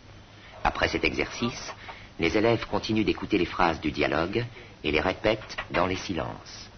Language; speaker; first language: French; native; French